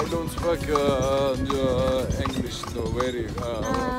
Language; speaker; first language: English; non-native, learner; Georgian